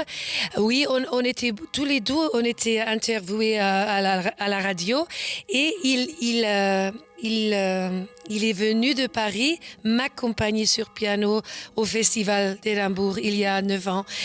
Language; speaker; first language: French; non-native, fluent; English